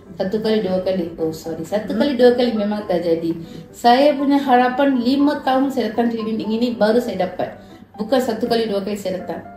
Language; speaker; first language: Malay; non-native, local second language; Tamil